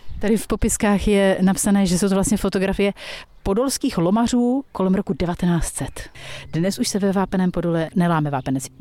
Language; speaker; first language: Czech; native; Czech